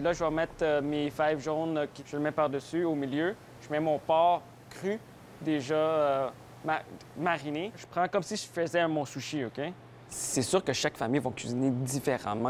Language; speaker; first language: French; early bilingual, other home language; Khmer